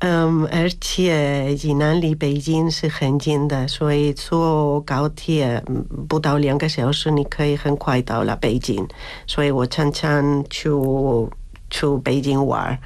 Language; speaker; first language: Chinese; non-native, learner; Spanish